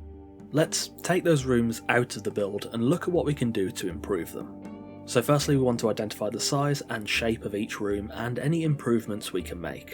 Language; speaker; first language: English; native; English